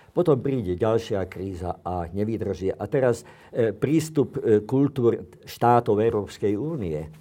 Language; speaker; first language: Slovak; non-native, local second language; Hungarian